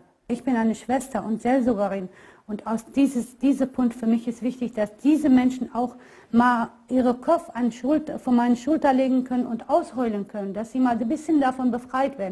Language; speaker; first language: German; non-native, fluent; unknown